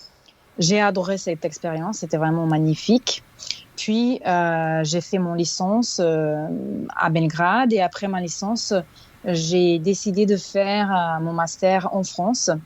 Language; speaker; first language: French; non-native, fluent; Serbian